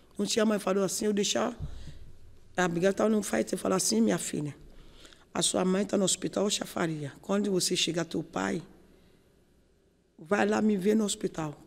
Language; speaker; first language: Portuguese; non-native, learner; Yoruba